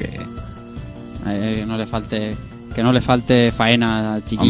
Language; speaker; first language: Spanish; native; Spanish